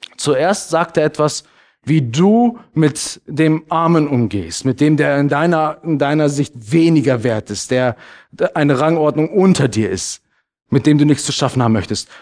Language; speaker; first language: German; early bilingual, other home language; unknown